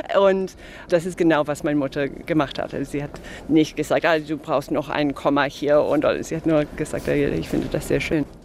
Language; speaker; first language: German; non-native, fluent; English